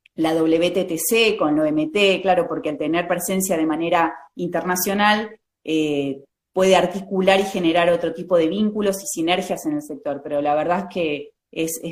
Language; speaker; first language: Spanish; native; Spanish